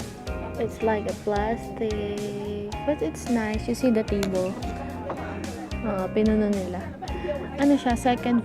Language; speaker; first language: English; non-native, local second language; Filipino